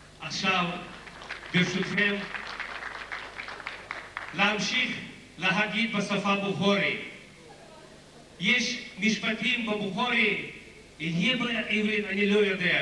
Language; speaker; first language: Hebrew; non-native, learner; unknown